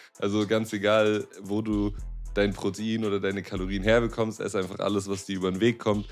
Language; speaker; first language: German; native; German